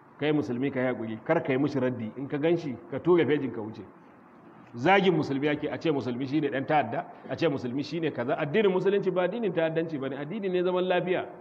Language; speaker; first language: Hausa; non-native, local second language; Kanuri